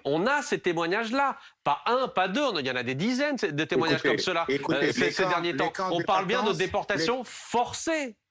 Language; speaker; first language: French; native; French